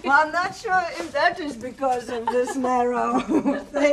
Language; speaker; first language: English; non-native, local second language; Afrikaans